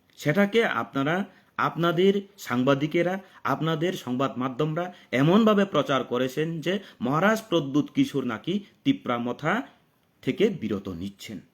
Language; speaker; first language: Bangla; non-native, local second language; Kok Borok